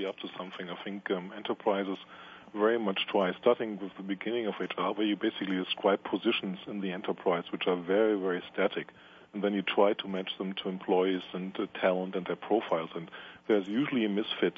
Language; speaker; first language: English; non-native, fluent; Italian